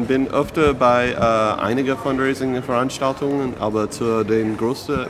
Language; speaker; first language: German; non-native, fluent; English